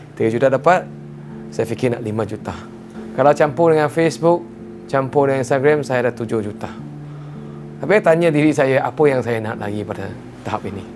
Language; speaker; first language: Malay; non-native, local second language; Chinese